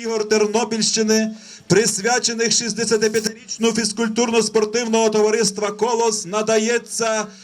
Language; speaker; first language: Ukrainian; native; Ukrainian